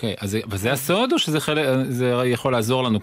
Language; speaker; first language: Hebrew; native; Hebrew